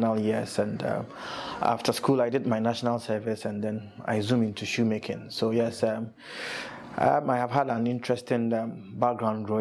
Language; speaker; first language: English; non-native, local second language; Akan